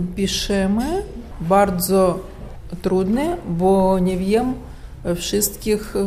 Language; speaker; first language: Polish; non-native, learner; Ukrainian